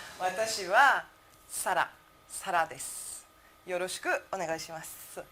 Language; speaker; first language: Japanese; early bilingual, heritage; Japanese